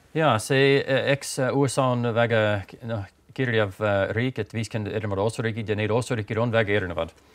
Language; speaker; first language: Estonian; non-native, fluent; English